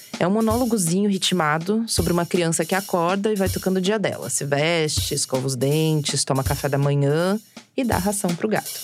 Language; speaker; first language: Portuguese; native; Portuguese